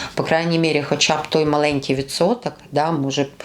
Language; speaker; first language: Ukrainian; native; Ukrainian